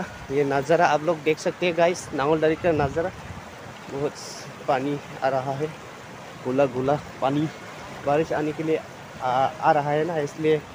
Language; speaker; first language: Hindi; non-native, local second language; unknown